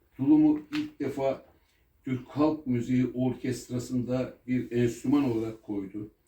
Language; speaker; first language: Turkish; native; Turkish